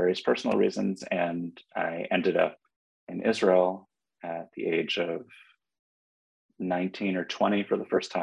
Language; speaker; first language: English; native; English